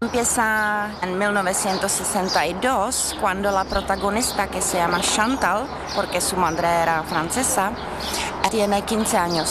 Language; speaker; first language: Spanish; non-native, fluent; Czech